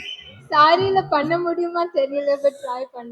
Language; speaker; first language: Tamil; non-native, learner; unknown